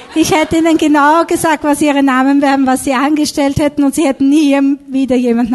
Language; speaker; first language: German; native; German